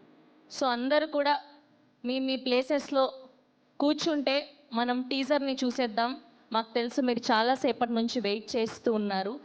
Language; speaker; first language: Telugu; native; Telugu